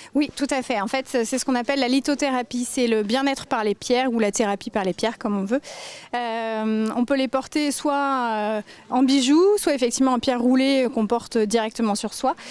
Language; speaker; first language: French; native; French